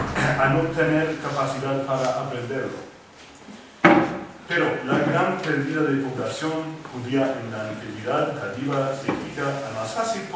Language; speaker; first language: Spanish; non-native, fluent; English